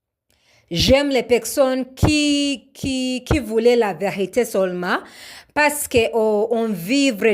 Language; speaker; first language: French; non-native, learner; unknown